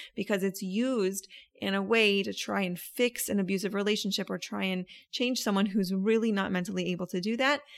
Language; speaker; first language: English; native; English